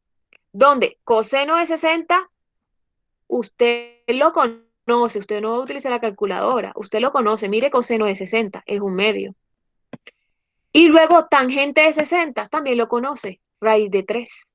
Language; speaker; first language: Spanish; native; Spanish